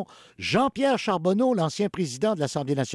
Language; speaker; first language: French; native; French